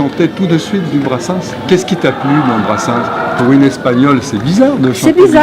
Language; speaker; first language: French; native; French